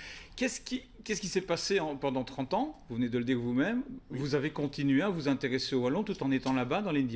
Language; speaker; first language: French; native; French